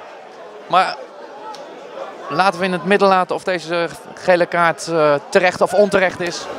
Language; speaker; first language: Dutch; native; Dutch